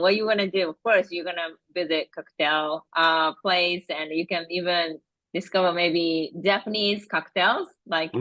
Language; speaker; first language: English; non-native, fluent; Japanese